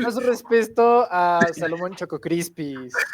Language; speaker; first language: Spanish; native; Spanish